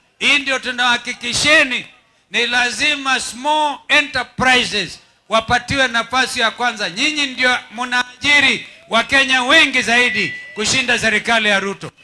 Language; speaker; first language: Swahili; non-native, local second language; Kamba